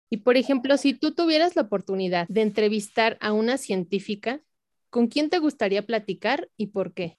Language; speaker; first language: Spanish; native; Spanish